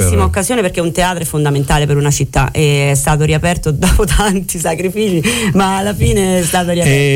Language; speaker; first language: Italian; native; Italian